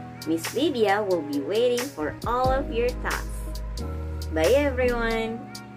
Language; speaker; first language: English; non-native, fluent; Indonesian